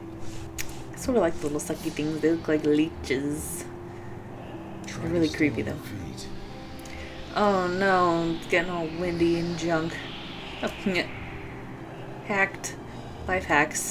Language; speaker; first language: English; native; English